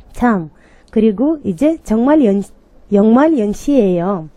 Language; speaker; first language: Korean; non-native, fluent; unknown